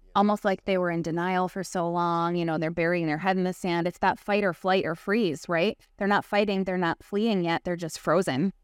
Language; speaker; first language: English; native; English